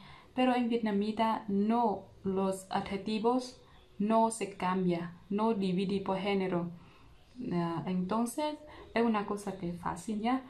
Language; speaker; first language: Spanish; non-native, learner; Vietnamese